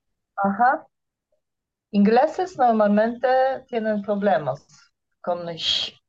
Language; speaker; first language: Spanish; non-native, learner; Polish